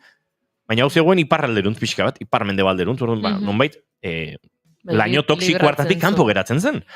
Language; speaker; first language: Basque; native; Basque